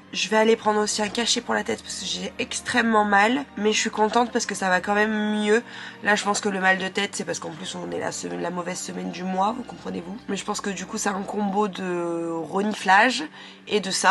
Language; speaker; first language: French; native; French